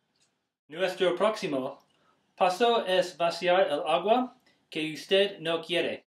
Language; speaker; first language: Spanish; non-native, learner; English